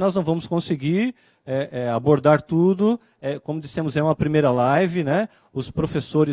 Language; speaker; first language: Portuguese; native; Portuguese